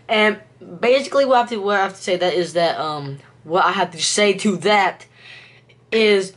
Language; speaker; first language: English; native; English